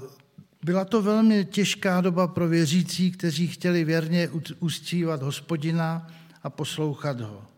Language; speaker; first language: Czech; native; Czech